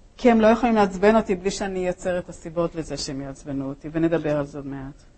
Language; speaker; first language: Hebrew; early bilingual, other home language; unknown